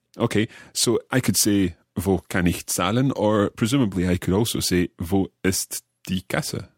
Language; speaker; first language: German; non-native, learner; English